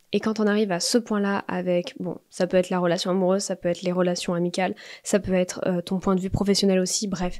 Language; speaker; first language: French; native; French